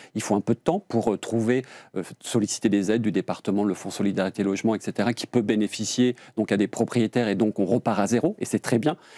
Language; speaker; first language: French; native; French